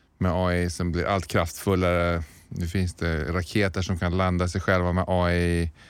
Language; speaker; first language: Swedish; native; Swedish